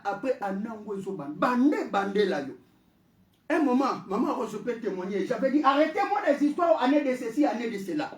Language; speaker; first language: French; non-native, local second language; Lingala